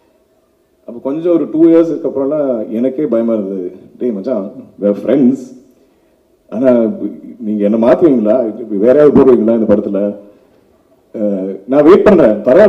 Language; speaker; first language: Tamil; non-native, local second language; Malayalam